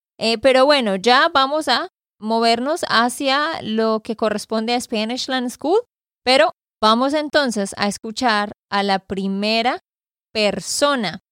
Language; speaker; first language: Spanish; native; Spanish